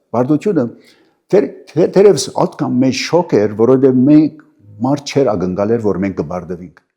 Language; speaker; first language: Armenian; early bilingual, heritage; Armenian